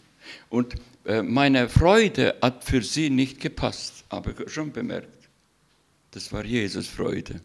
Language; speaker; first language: German; non-native, learner; Russian